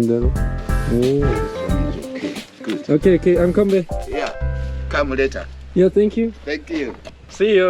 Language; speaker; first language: English; non-native, learner; Korean